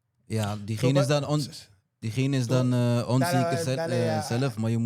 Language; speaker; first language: Dutch; early bilingual, other home language; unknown